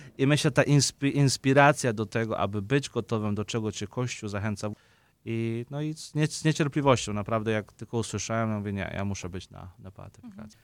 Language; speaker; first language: Polish; native; Polish